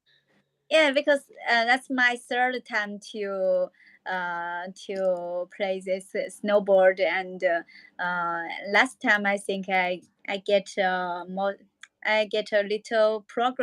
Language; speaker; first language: English; non-native, learner; Chinese